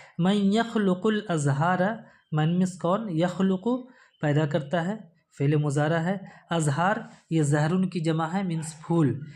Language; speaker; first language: Urdu; native; Urdu